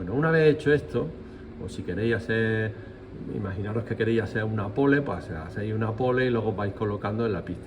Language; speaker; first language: Spanish; native; Spanish